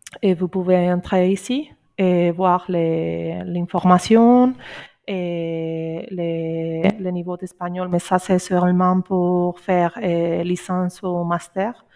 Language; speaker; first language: French; non-native, learner; Spanish